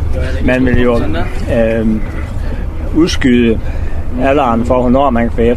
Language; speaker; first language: Danish; native; Danish